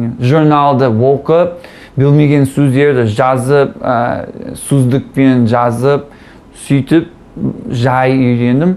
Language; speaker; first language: Kazakh; non-native, learner; English